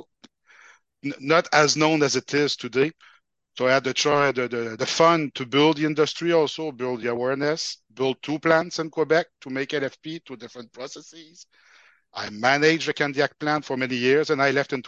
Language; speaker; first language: English; non-native, fluent; French